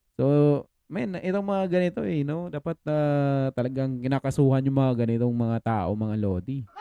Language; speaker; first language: Filipino; native; Filipino